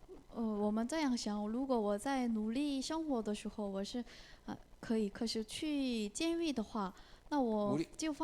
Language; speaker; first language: Chinese; non-native, fluent; Korean